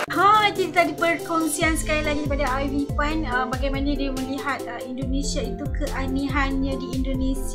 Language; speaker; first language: Malay; native; Malay